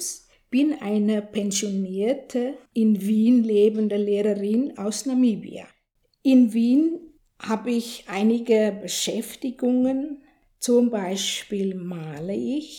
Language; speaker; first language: German; non-native, fluent; Afrikaans